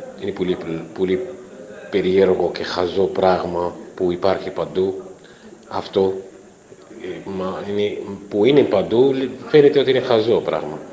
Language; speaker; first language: Greek; non-native, fluent; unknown